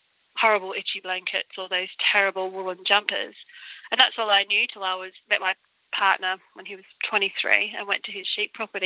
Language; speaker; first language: English; native; English